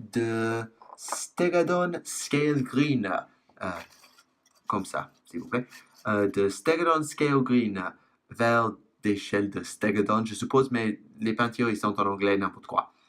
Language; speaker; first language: French; non-native, fluent; English